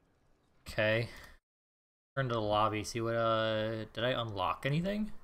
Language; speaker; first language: English; native; English